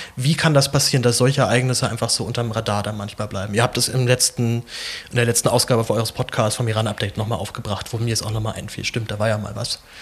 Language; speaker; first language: German; native; German